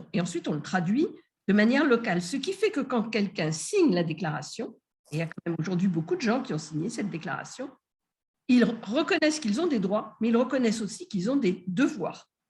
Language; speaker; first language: French; native; French